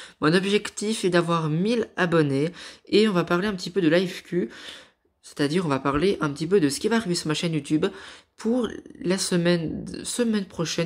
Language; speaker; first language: French; native; French